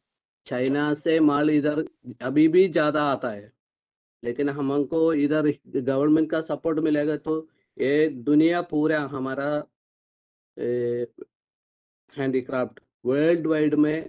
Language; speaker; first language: Hindi; non-native, local second language; Malayalam